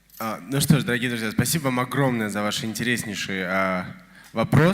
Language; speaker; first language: Russian; native; Russian